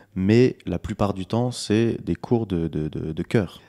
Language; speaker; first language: French; native; French